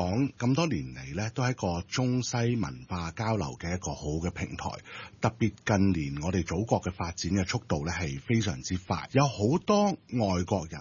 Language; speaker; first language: Cantonese; native; Cantonese